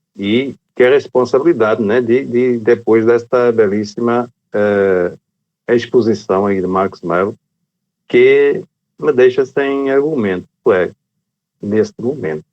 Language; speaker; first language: Portuguese; native; Portuguese